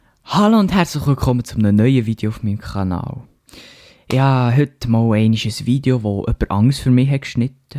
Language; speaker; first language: German; native; German